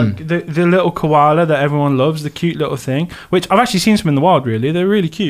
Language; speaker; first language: English; native; English